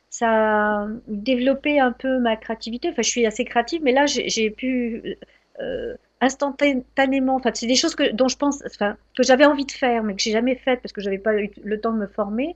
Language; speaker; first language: French; native; French